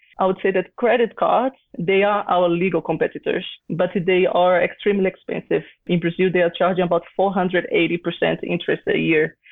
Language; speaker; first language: English; non-native, fluent; Portuguese